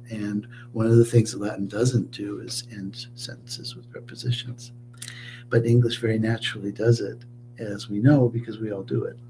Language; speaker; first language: English; native; English